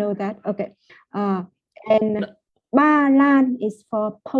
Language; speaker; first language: English; non-native, fluent; Vietnamese